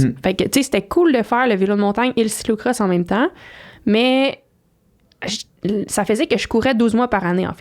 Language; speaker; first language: French; native; French